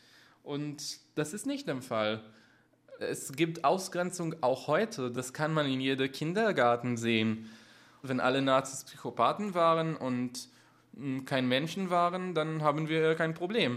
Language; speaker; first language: German; non-native, fluent; Hebrew